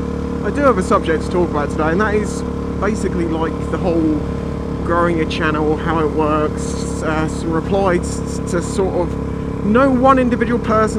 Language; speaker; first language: English; native; English